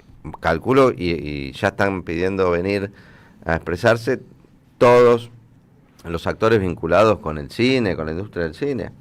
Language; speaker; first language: Spanish; native; Spanish